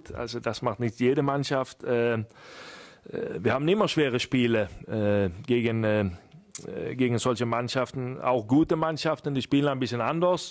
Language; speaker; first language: German; non-native, fluent; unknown